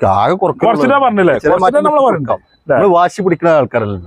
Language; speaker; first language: Malayalam; native; Malayalam